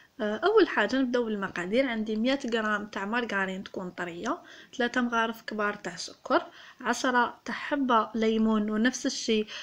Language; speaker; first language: Arabic; native; Arabic